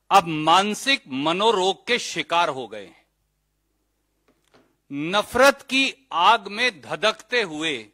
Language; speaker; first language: Hindi; native; Hindi